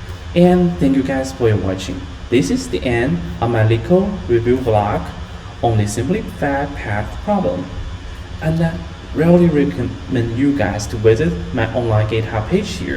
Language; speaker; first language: English; non-native, fluent; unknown